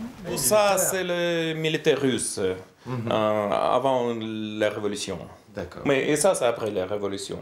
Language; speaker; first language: French; non-native, learner; Russian